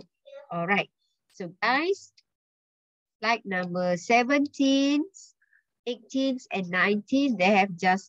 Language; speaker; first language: English; non-native, local second language; Malay